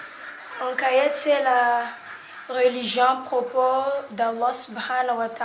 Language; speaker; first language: French; non-native, learner; Malagasy